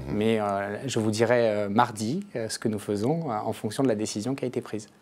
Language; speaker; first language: French; native; French